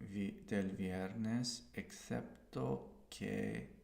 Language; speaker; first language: Spanish; non-native, learner; English